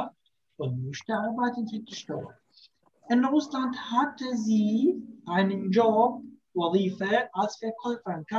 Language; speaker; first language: German; non-native, learner; Arabic